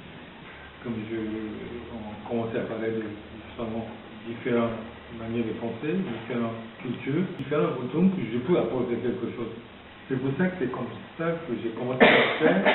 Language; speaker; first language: French; non-native, fluent; Japanese